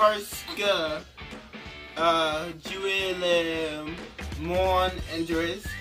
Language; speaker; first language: French; non-native, learner; English